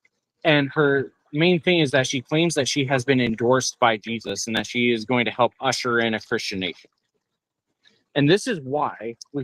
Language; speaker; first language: English; native; English